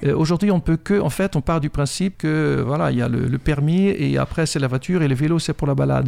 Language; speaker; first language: French; non-native, fluent; Dutch